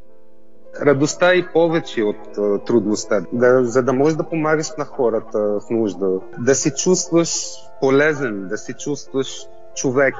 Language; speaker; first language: Bulgarian; non-native, fluent; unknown